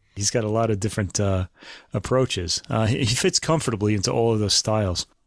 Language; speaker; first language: English; native; English